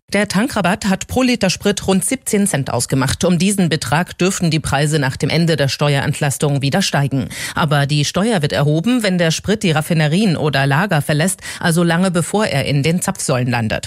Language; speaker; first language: German; native; German